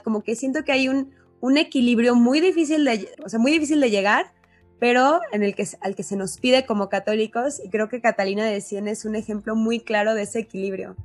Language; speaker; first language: Spanish; native; Spanish